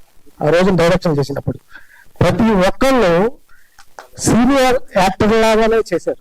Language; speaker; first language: Telugu; native; Telugu